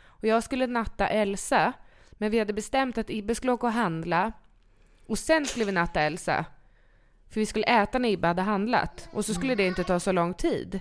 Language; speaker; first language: Swedish; native; Swedish